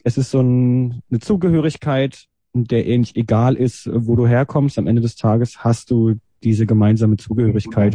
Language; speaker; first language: German; native; German